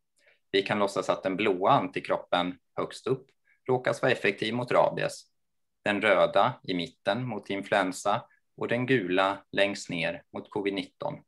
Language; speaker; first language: Swedish; native; Swedish